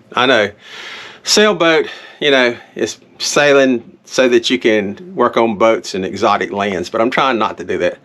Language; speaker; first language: English; native; English